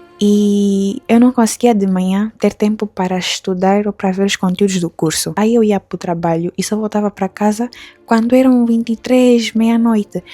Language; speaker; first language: Portuguese; native; Portuguese